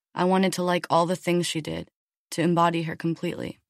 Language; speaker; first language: English; native; English